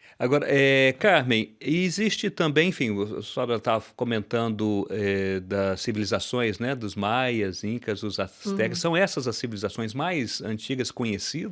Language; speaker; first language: Portuguese; native; Portuguese